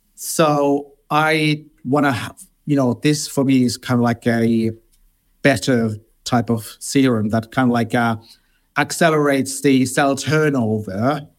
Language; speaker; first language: English; non-native, fluent; Finnish